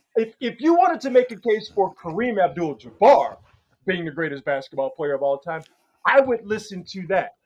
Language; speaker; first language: English; native; English